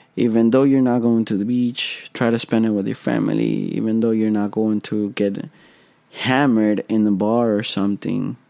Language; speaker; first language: English; non-native, fluent; Spanish